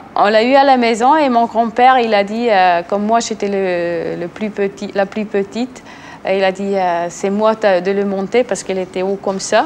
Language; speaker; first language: French; non-native, local second language; Swiss German